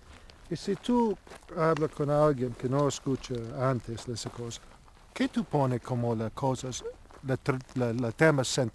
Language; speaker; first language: Spanish; non-native, learner; English